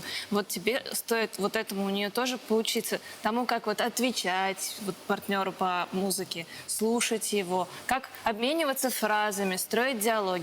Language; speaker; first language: Russian; native; Russian